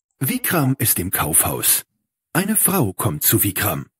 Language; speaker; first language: German; non-native, fluent; Persian